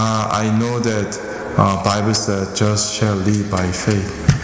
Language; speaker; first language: English; non-native, fluent; Korean